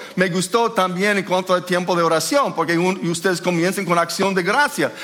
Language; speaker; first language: Spanish; non-native, fluent; English